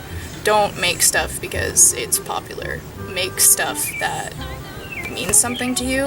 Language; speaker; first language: English; native; English